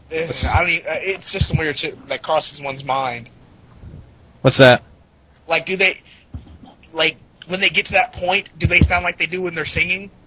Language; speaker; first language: English; native; English